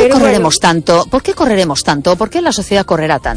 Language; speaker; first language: Spanish; native; Spanish